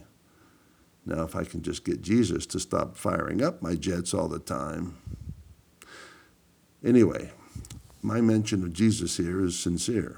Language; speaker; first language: English; native; English